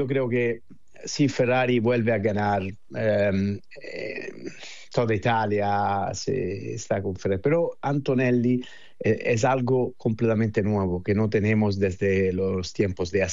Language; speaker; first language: Spanish; non-native, fluent; Italian